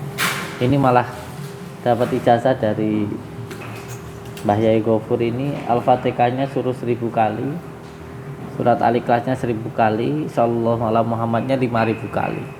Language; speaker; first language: Indonesian; non-native, local second language; Javanese